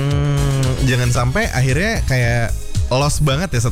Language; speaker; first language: Indonesian; native; Indonesian